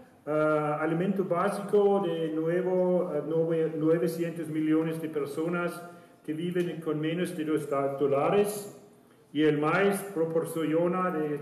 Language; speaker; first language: Spanish; non-native, learner; German